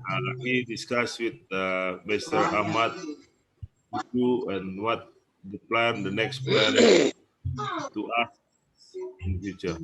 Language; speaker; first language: English; non-native, learner; Indonesian